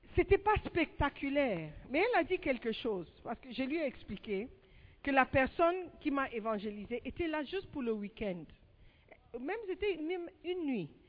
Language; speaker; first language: French; non-native, fluent; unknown